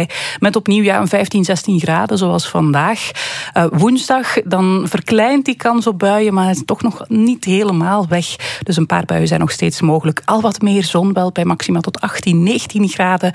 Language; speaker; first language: Dutch; native; Dutch